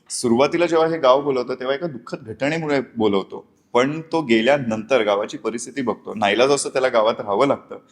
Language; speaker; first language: Marathi; native; Marathi